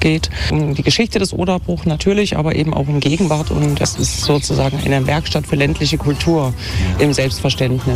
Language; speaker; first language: German; native; German